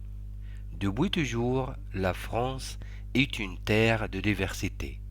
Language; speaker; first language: French; non-native, fluent; Arabic